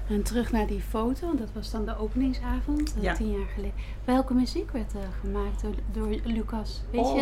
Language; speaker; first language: Dutch; native; Dutch